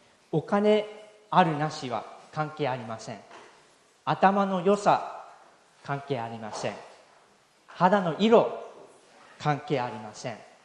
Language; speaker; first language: Japanese; native; Japanese